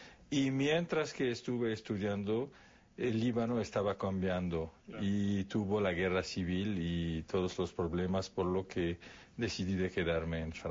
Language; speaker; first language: Spanish; non-native, fluent; Arabic